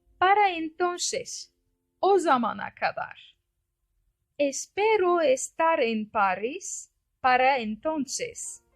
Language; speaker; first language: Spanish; non-native, fluent; Turkish